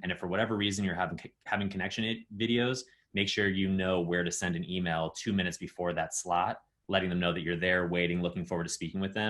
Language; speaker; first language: English; native; English